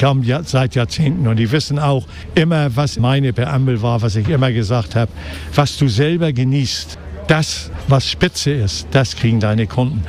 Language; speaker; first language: German; native; German